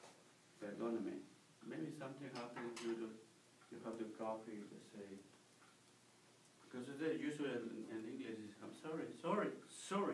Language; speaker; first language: English; non-native, learner; Spanish